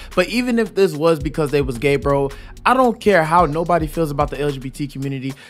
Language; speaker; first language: English; native; English